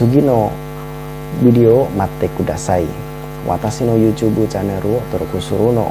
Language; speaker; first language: Japanese; non-native, learner; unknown